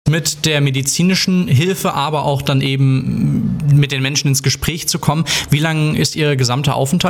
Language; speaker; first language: German; native; German